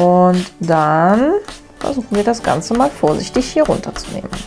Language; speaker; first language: German; native; German